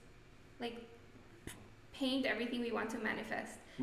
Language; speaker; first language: English; non-native, fluent; Spanish